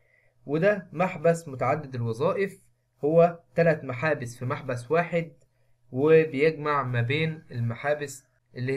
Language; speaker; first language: Arabic; native; Arabic